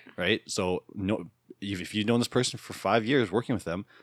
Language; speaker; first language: English; native; English